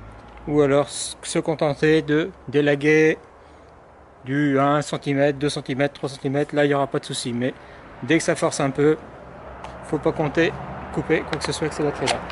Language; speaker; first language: French; native; French